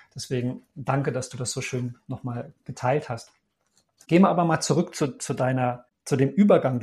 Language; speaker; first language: German; native; German